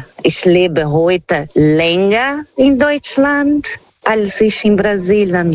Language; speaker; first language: German; non-native, fluent; Portuguese